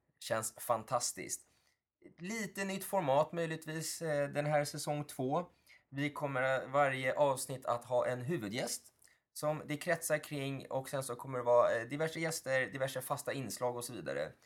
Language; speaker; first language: Swedish; native; Swedish